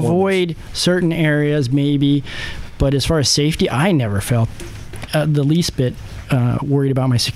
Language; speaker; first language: English; native; English